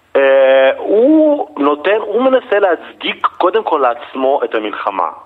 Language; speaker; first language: Hebrew; non-native, fluent; Russian